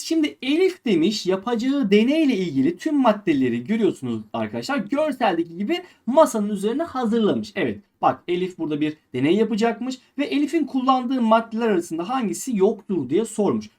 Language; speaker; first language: Turkish; native; Turkish